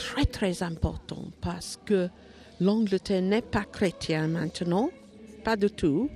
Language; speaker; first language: French; non-native, learner; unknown